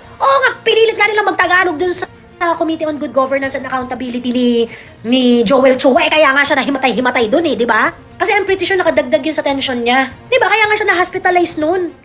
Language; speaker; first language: Filipino; native; Filipino